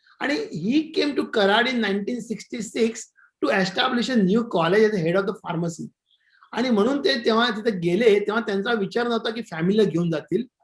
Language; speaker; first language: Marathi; non-native, local second language; Gujarati